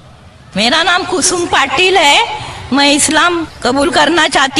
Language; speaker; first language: Hindi; non-native, local second language; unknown